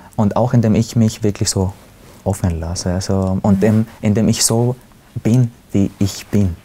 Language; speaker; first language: German; non-native, fluent; Arabic